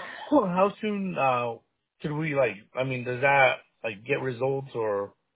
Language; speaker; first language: English; early bilingual, other home language; Spanish